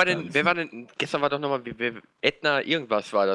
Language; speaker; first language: German; native; German